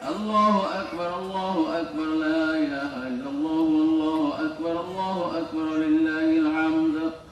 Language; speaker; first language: Arabic; non-native, fluent; Bangla